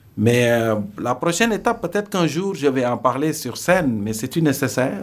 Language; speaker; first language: French; non-native, local second language; Serer